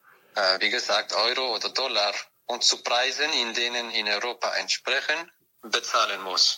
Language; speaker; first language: German; non-native, fluent; French